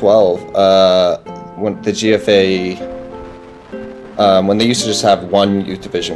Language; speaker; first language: English; native; English